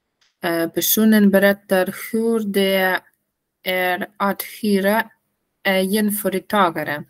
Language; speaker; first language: Swedish; non-native, learner; Russian